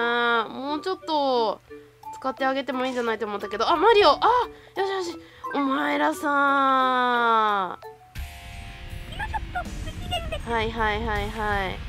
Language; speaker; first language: Japanese; native; Japanese